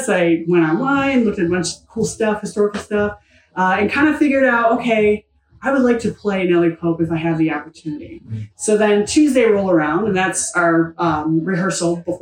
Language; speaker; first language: English; native; English